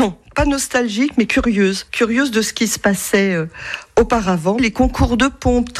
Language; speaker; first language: French; native; French